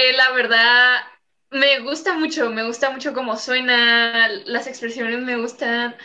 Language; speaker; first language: Spanish; native; Spanish